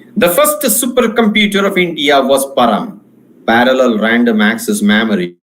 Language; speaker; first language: English; non-native, local second language; Marathi